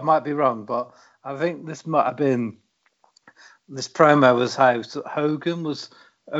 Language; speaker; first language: English; native; English